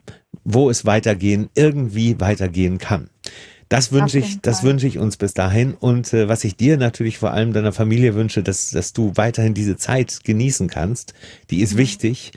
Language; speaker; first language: German; native; German